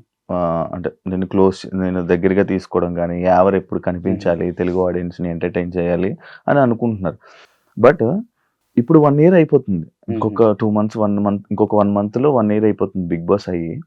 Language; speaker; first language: Telugu; native; Telugu